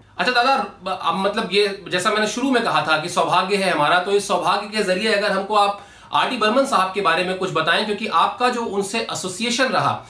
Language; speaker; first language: Hindi; native; Hindi